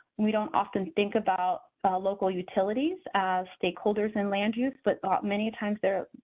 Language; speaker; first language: English; native; English